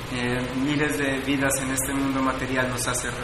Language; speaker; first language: Spanish; native; Spanish